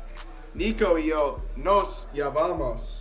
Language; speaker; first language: Spanish; non-native, learner; English